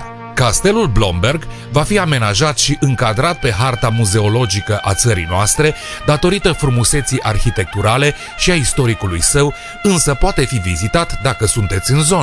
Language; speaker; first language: Romanian; native; Romanian